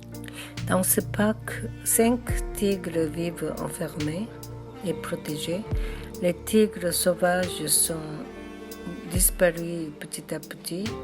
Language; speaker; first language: French; non-native, learner; Korean